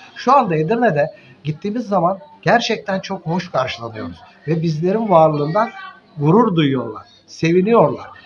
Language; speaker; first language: Turkish; native; Turkish